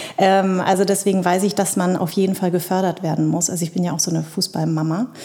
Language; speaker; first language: German; early bilingual, other home language; Vietnamese